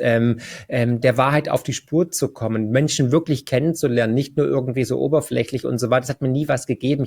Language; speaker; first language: German; native; German